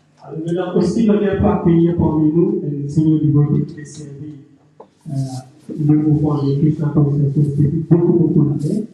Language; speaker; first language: French; non-native, local second language; Morisyen